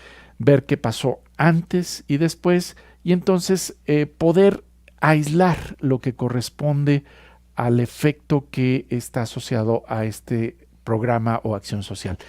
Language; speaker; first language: Spanish; native; Spanish